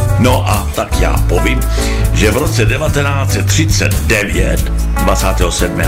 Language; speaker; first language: Czech; native; Czech